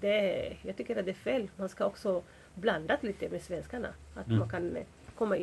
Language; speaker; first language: Swedish; non-native, fluent; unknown